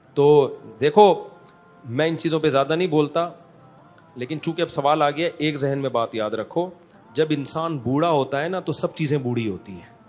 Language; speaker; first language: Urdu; native; Urdu